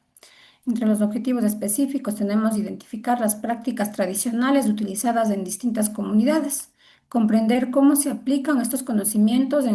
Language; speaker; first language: Spanish; native; Spanish